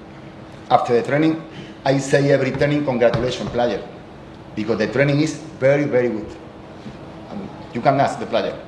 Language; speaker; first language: English; non-native, learner; Spanish